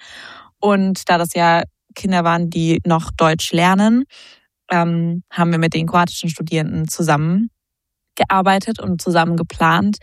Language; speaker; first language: German; native; German